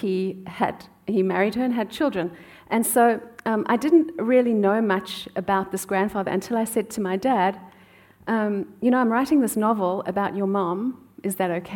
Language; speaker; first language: English; native; English